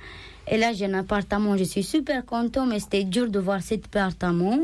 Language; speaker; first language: French; non-native, learner; Romanian